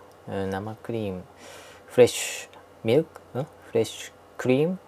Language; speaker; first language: English; non-native, learner; Japanese